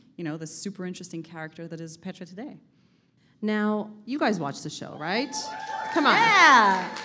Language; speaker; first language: English; non-native, fluent; Hebrew